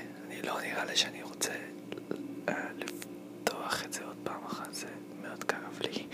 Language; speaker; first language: Hebrew; non-native, fluent; English